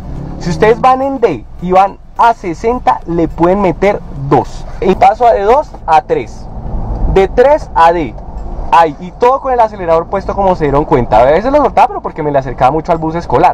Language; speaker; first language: Spanish; native; Spanish